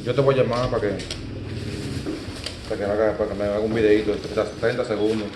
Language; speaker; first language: Spanish; native; Spanish